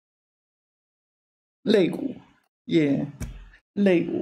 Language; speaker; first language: Chinese; non-native, learner; English